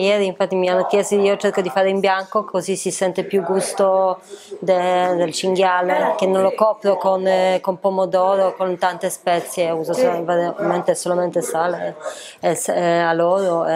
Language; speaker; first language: Italian; non-native, fluent; Polish